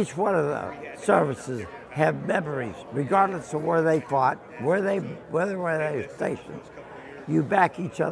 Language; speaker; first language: English; native; English